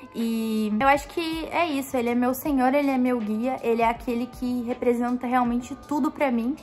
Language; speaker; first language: Portuguese; native; Portuguese